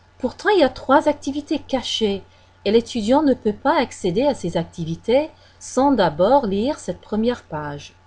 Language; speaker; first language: French; non-native, fluent; English